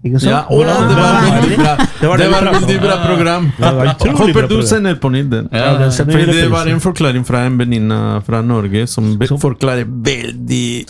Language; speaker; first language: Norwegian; non-native, learner; Spanish